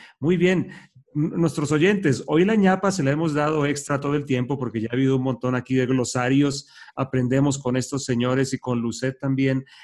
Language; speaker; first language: Spanish; native; Spanish